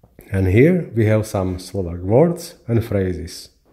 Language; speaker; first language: English; non-native, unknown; Slovak